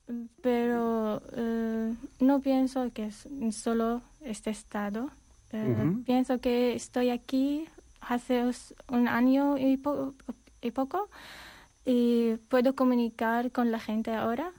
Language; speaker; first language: Spanish; non-native, fluent; Armenian